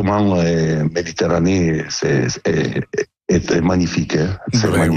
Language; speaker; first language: French; non-native, fluent; Italian